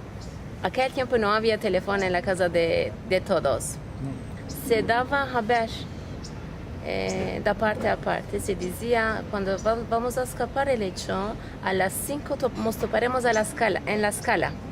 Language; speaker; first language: Spanish; early bilingual, heritage; Ladino